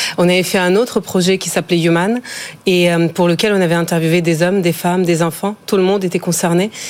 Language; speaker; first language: French; non-native, fluent; Ukrainian